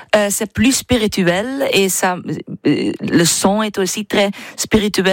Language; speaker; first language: French; non-native, learner; English